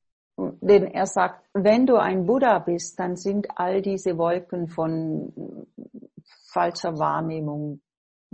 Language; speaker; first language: German; non-native, fluent; English